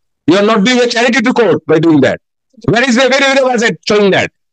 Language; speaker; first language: English; non-native, local second language; Bangla